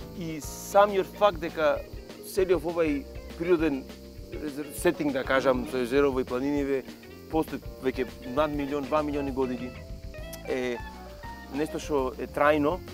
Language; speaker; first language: Macedonian; native; Macedonian